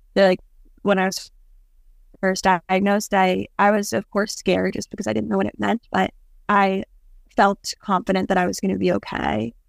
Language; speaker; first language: English; native; English